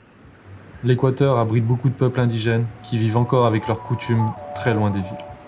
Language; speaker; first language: French; native; French